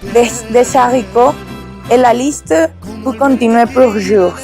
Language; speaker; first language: French; non-native, learner; Spanish